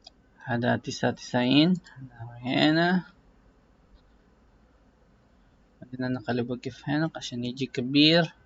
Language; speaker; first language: Arabic; non-native, learner; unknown